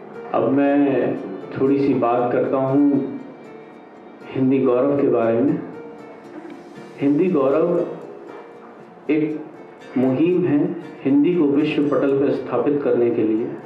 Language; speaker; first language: Hindi; native; Hindi